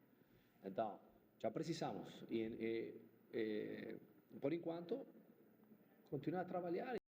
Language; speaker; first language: Portuguese; non-native, fluent; Spanish